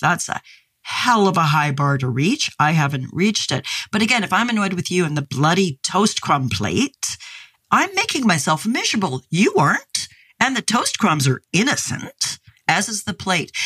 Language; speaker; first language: English; native; English